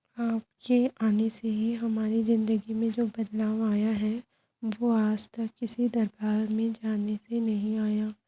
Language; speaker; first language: Hindi; native; Hindi